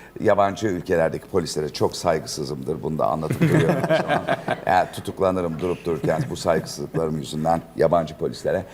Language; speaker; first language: Turkish; native; Turkish